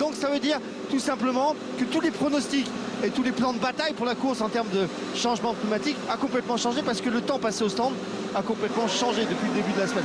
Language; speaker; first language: French; native; French